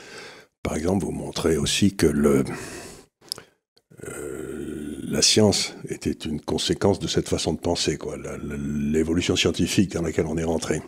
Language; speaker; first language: French; native; French